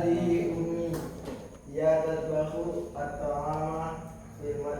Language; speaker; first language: Arabic; non-native, learner; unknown